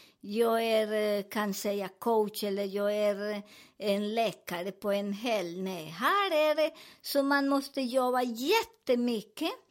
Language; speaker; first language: Swedish; non-native, learner; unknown